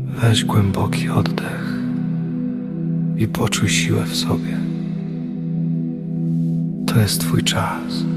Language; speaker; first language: Polish; native; Polish